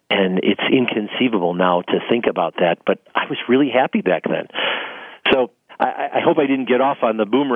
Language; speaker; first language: English; native; English